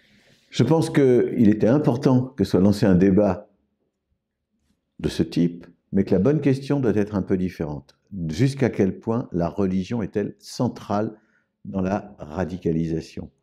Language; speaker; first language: French; native; French